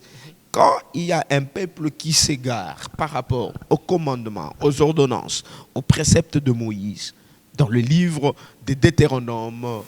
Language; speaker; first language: French; non-native, local second language; Swahili